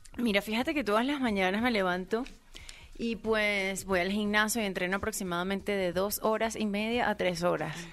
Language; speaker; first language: Spanish; native; Spanish